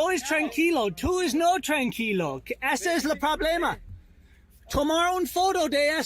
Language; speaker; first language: Spanish; non-native, learner; English